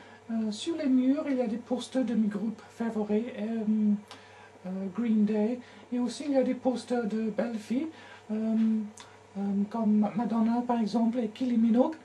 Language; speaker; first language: French; non-native, learner; English